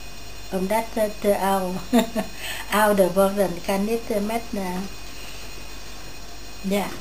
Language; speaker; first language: Dutch; non-native, learner; Vietnamese